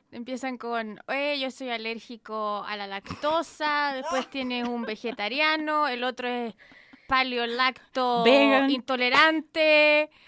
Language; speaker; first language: Spanish; native; Spanish